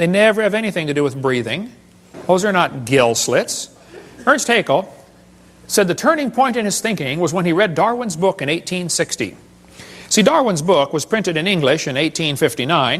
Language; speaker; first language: English; native; English